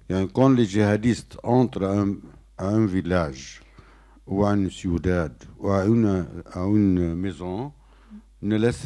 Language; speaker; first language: French; non-native, learner; Arabic